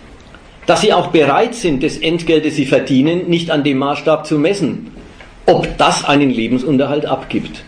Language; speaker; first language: German; native; German